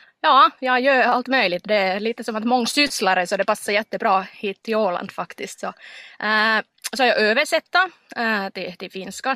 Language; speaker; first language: Swedish; non-native, local second language; Finnish